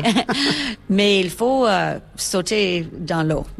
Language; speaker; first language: French; non-native, local second language; English